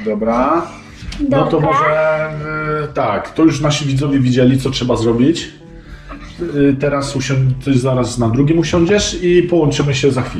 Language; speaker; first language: Polish; native; Polish